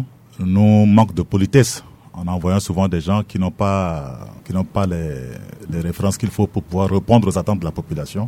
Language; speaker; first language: French; non-native, local second language; Sango